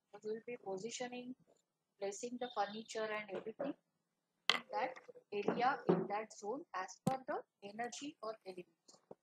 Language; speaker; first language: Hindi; non-native, local second language; Marathi